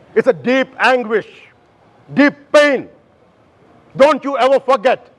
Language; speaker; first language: English; non-native, local second language; Telugu